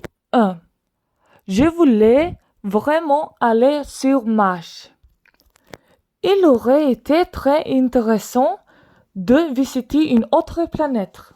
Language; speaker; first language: French; non-native, learner; Swedish